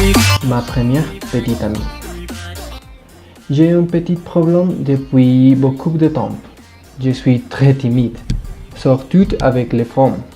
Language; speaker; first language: French; non-native, learner; Spanish